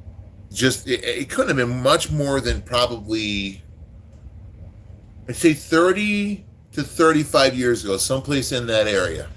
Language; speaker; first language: English; native; English